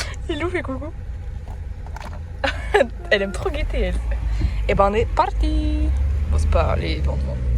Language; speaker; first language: French; native; French